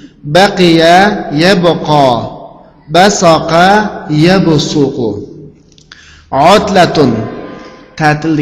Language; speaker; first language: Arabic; non-native, fluent; Uyghur